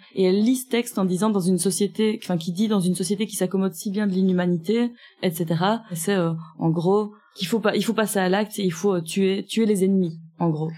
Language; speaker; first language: French; native; French